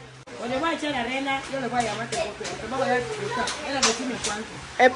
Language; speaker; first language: Spanish; non-native, local second language; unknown